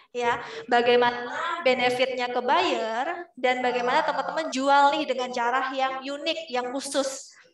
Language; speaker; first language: Indonesian; native; Indonesian